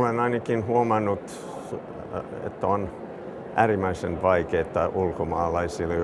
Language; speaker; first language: Finnish; non-native, fluent; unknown